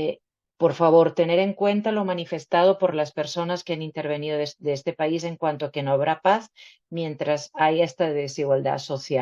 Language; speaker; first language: Spanish; native; Spanish